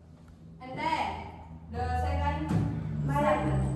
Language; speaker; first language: English; non-native, learner; Indonesian